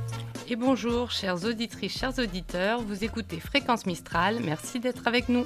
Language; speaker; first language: French; native; French